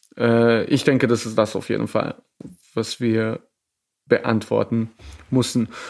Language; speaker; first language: German; non-native, fluent; Serbian